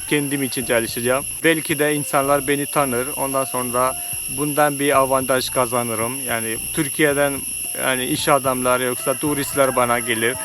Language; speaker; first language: Turkish; non-native, fluent; Malayalam